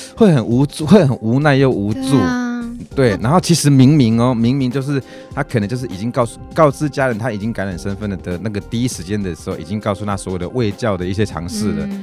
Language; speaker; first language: Chinese; non-native, local second language; Min Nan Chinese